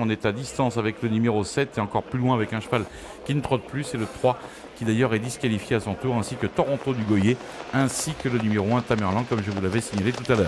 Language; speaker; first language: French; native; French